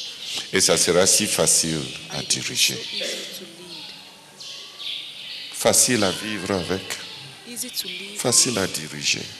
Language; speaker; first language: French; non-native, local second language; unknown